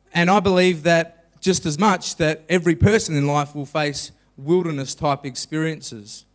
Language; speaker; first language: English; native; English